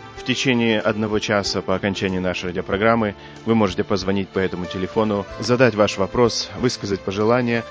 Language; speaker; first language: Russian; native; Russian